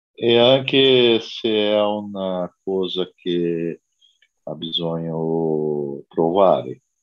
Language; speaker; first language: Italian; non-native, learner; Portuguese